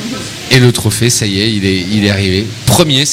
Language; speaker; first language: French; native; French